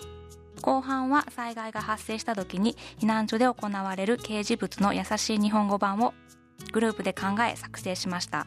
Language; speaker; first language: Japanese; native; Japanese